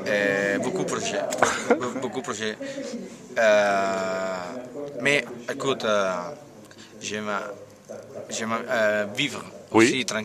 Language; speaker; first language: French; non-native, learner; Spanish